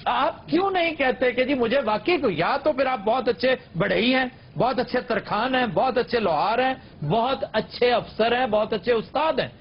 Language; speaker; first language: Urdu; non-native, local second language; Punjabi